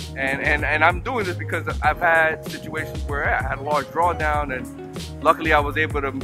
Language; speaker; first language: English; native; English